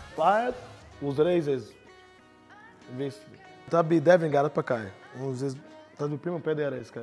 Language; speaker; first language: Latvian; non-native, learner; Portuguese